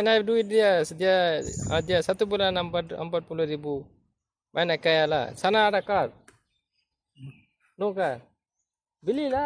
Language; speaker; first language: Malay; non-native, learner; Bangla